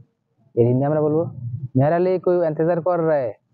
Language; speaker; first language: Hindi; non-native, learner; Bangla